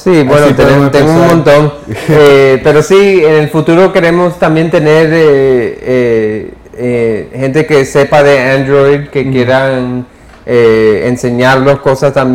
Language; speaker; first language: Spanish; early bilingual, heritage; English